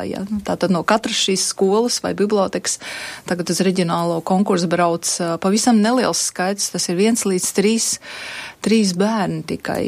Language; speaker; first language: Latvian; native; Latvian